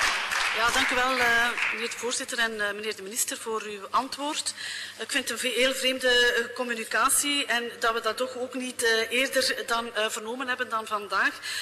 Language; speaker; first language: Dutch; native; Dutch